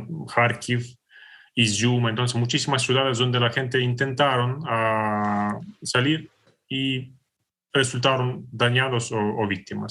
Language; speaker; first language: Spanish; non-native, fluent; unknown